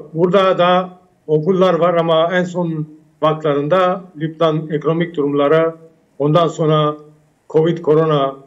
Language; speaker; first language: Turkish; early bilingual, heritage; Turkish